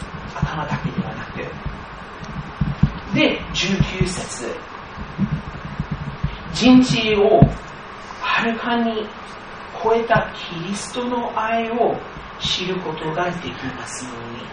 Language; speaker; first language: Japanese; non-native, fluent; English